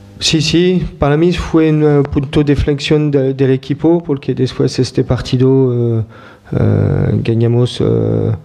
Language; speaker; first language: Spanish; non-native, learner; French